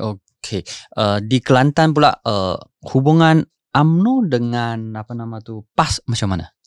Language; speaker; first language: Malay; non-native, local second language; Chinese